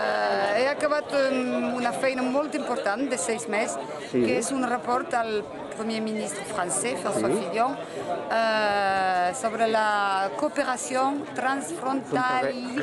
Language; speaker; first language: Catalan; non-native, learner; French